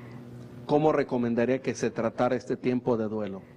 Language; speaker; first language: Spanish; native; Spanish